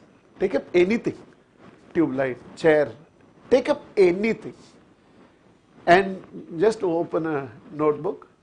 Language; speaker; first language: English; non-native, local second language; Tamil